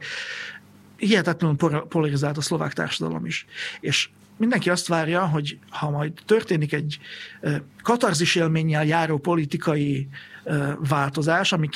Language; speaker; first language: Hungarian; native; Hungarian